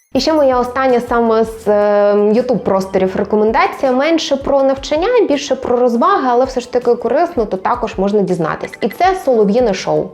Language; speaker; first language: Ukrainian; non-native, local second language; Russian